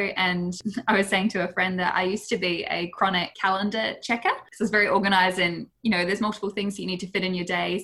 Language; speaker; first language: English; native; English